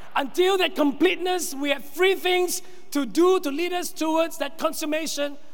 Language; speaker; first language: English; non-native, local second language; Chinese